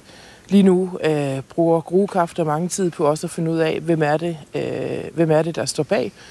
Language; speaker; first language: Danish; native; Danish